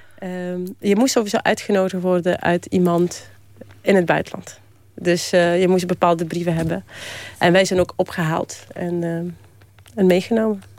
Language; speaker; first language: Dutch; early bilingual, other home language; Polish